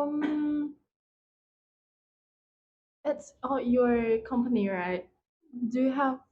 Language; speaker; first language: English; non-native, learner; Indonesian